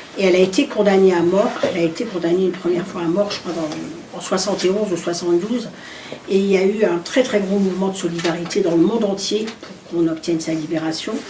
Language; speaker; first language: French; early bilingual, other home language; Arabic